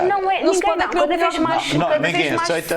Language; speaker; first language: Portuguese; native; Portuguese